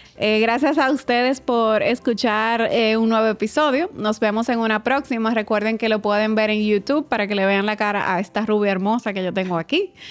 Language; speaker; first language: Spanish; native; Spanish